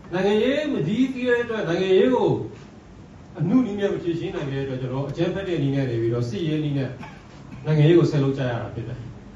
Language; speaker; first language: Burmese; non-native, local second language; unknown